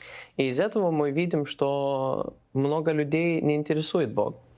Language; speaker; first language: Russian; non-native, learner; Lithuanian